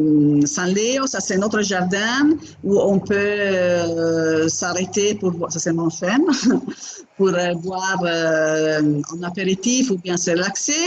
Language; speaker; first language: French; non-native, fluent; Italian